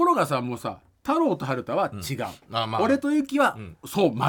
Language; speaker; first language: Japanese; native; Japanese